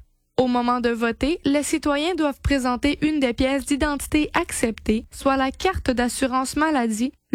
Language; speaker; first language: French; native; French